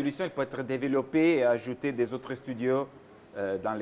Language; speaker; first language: French; non-native, learner; Italian